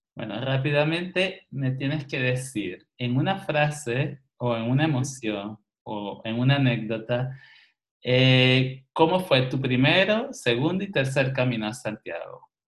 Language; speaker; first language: Spanish; native; Spanish